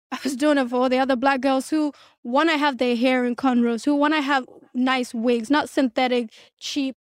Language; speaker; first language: English; early bilingual, other home language; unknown